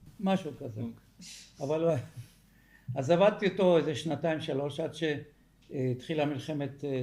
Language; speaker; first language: Hebrew; early bilingual, other home language; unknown